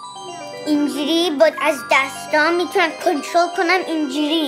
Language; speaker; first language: Persian; early bilingual, heritage; Persian